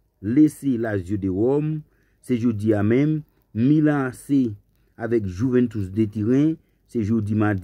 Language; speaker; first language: French; non-native, learner; Haitian Creole